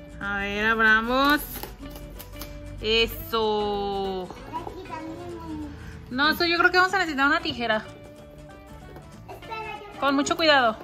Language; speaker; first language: Spanish; native; Spanish